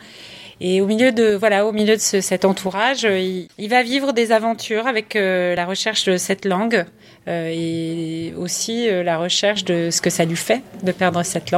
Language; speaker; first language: French; early bilingual, other home language; English